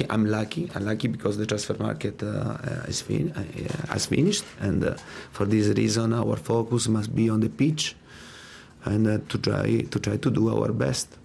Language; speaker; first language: English; non-native, fluent; Italian